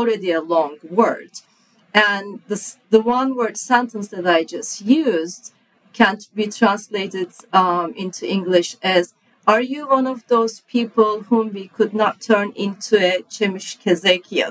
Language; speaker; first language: English; non-native, fluent; Turkish